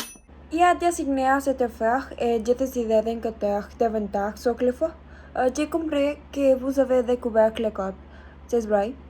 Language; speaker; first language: French; non-native, learner; Spanish